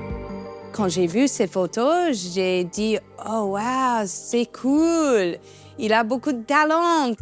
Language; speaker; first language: French; non-native, learner; English